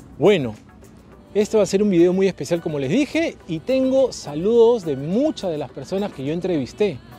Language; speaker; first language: Spanish; native; Spanish